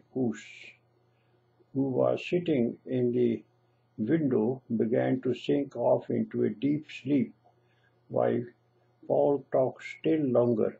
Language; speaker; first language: English; non-native, local second language; Punjabi